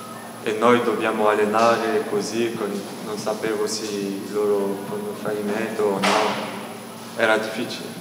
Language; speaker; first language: Italian; non-native, learner; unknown